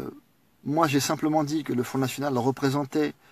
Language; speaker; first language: French; native; French